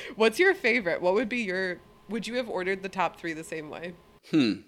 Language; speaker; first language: English; early bilingual, other home language; Italian